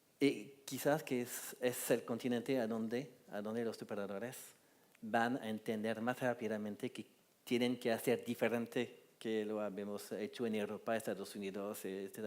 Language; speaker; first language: Spanish; non-native, fluent; French